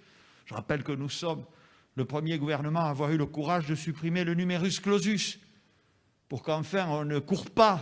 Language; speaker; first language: French; native; French